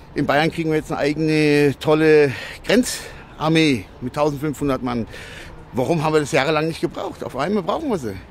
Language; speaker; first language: German; non-native, fluent; Latvian